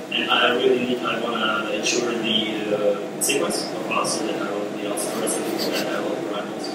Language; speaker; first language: English; non-native, fluent; Ukrainian